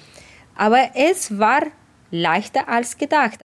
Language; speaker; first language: German; non-native, fluent; Romanian